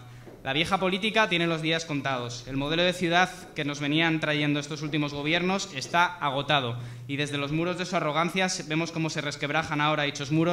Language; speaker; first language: Spanish; native; Spanish